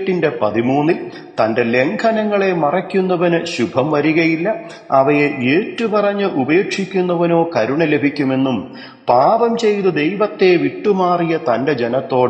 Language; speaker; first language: Malayalam; native; Malayalam